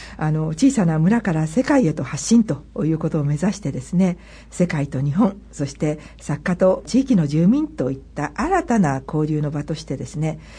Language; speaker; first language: Japanese; native; Japanese